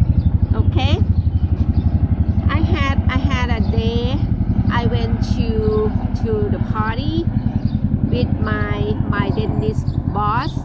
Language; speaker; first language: English; non-native, learner; Thai